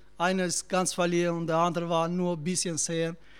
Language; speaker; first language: German; non-native, learner; Albanian